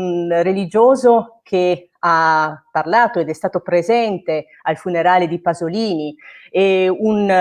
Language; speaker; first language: Italian; native; Italian